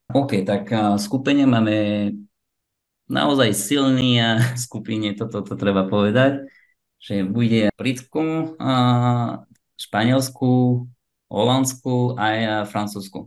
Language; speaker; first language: Slovak; non-native, learner; French